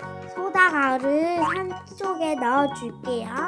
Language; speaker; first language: Korean; native; Korean